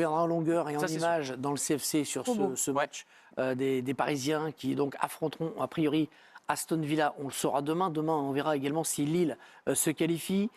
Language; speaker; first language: French; native; French